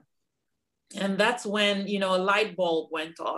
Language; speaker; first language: English; non-native, local second language; Igbo